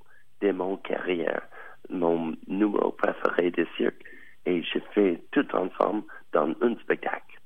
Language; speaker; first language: French; non-native, learner; English